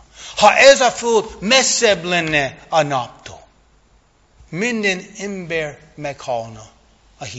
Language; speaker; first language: Hungarian; non-native, fluent; English